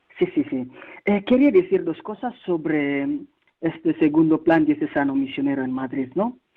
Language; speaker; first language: Spanish; non-native, fluent; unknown